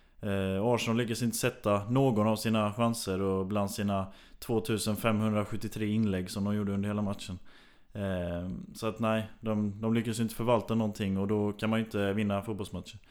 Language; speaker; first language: Swedish; native; Swedish